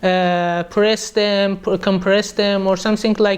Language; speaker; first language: English; non-native, learner; Persian